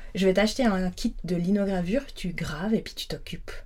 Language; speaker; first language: French; native; French